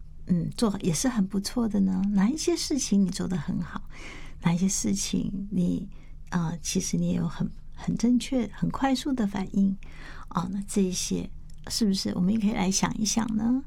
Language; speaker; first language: Chinese; native; Chinese